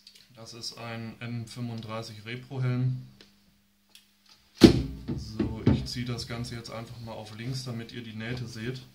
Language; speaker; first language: German; native; German